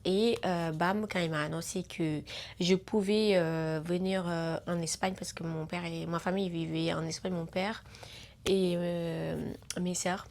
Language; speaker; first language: French; non-native, local second language; Wolof